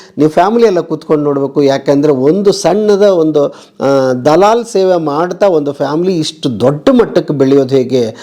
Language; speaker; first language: Kannada; native; Kannada